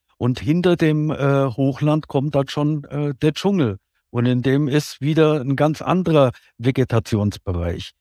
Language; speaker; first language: German; native; German